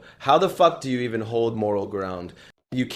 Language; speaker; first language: English; native; English